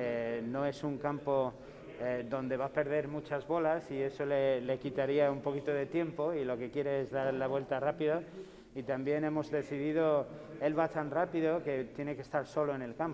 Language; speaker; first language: Spanish; non-native, fluent; English